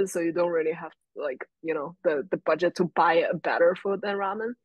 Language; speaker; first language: English; non-native, fluent; Chinese